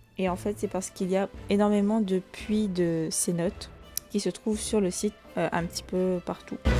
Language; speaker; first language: French; native; French